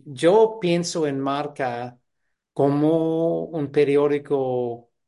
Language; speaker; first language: Spanish; non-native, fluent; English